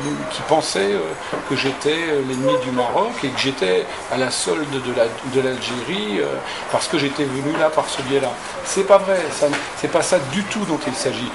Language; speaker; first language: French; native; French